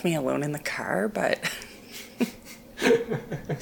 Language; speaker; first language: English; native; English